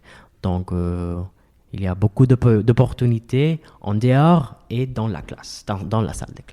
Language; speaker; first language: French; non-native, fluent; Spanish